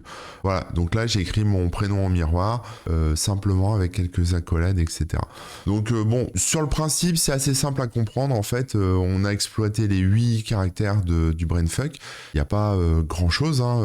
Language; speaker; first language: French; native; French